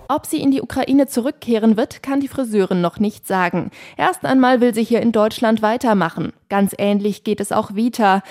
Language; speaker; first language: German; native; German